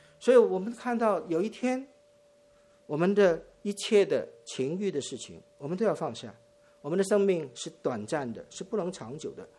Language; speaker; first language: Chinese; non-native, local second language; Cantonese